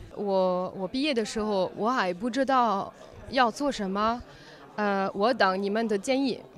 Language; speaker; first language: Chinese; non-native, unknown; French